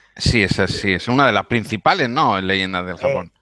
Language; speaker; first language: Spanish; native; Spanish